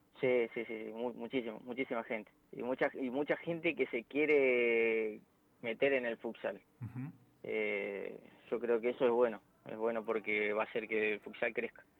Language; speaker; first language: Spanish; native; Spanish